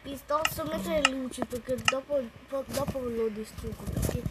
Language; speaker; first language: Italian; early bilingual, other home language; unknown